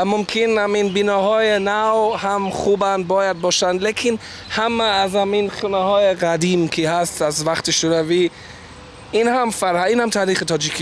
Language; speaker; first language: Tajik; non-native, learner; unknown